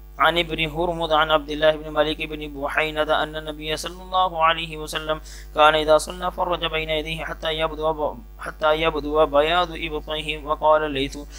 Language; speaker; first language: Arabic; non-native, fluent; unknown